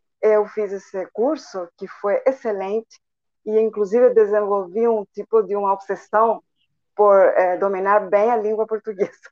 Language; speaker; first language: Portuguese; non-native, fluent; Spanish